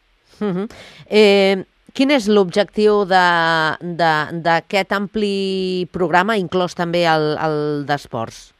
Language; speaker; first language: Catalan; native; Catalan